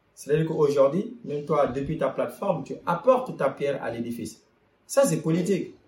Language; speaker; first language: French; non-native, local second language; Wolof